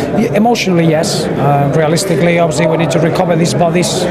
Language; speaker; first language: English; non-native, fluent; Spanish